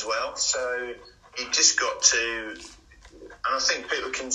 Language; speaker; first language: English; native; English